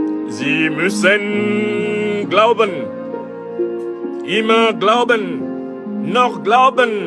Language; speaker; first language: German; non-native, learner; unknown